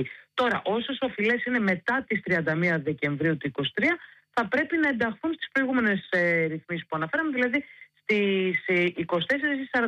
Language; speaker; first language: Greek; native; Greek